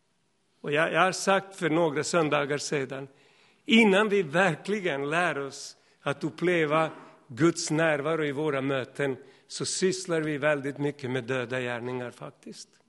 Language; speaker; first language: Swedish; non-native, fluent; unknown